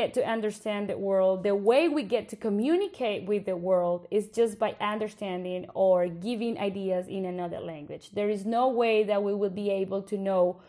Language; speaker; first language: English; non-native, fluent; Spanish